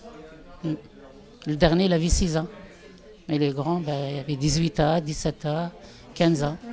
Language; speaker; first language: French; non-native, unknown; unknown